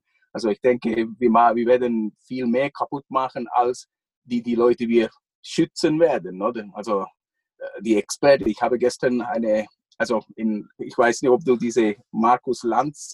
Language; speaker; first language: German; non-native, fluent; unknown